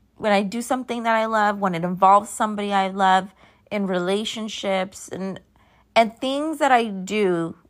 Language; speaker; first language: English; native; English